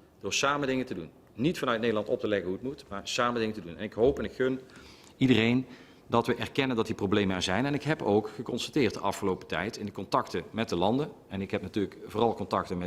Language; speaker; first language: Dutch; native; Dutch